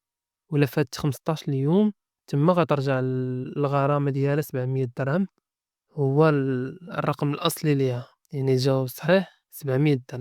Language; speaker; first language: Arabic; native; Arabic